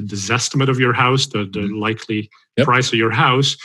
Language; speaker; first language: English; non-native, fluent; Dutch